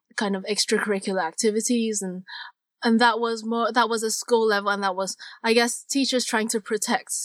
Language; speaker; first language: English; non-native, local second language; Cantonese